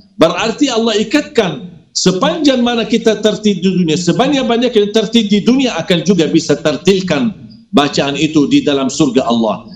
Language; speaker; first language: Malay; non-native, fluent; Arabic